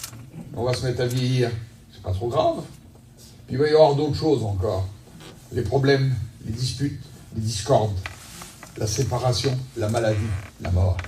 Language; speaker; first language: French; native; French